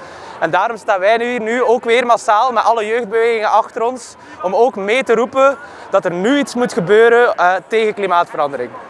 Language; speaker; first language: Dutch; native; Dutch